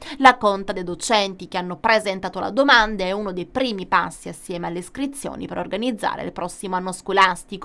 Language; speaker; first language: Italian; native; Italian